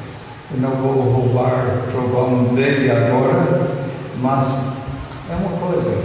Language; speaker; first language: Portuguese; non-native, fluent; English